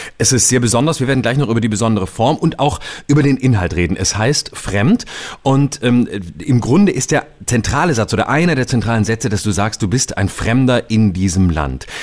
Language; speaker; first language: German; native; German